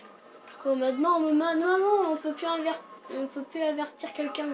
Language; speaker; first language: French; native; French